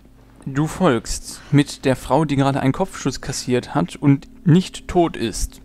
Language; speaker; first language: German; native; German